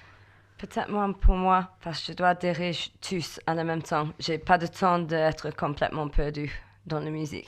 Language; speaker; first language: French; non-native, fluent; English